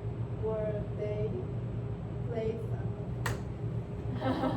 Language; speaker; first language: English; non-native, learner; Korean